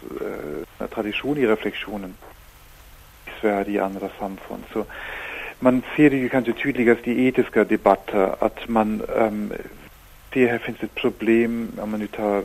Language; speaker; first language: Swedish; non-native, fluent; German